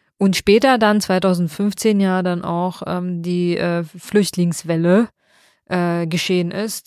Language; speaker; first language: German; early bilingual, other home language; Kurdish